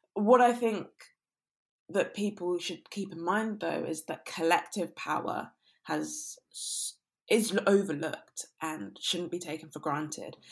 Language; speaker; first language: English; native; English